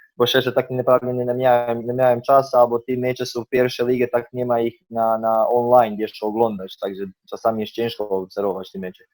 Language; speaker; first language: Polish; non-native, fluent; Croatian